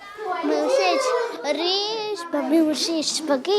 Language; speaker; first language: Slovenian; non-native, learner; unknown